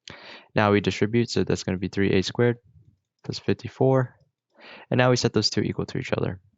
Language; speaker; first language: English; native; English